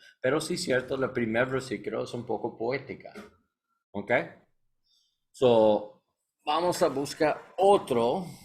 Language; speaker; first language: Spanish; non-native, learner; English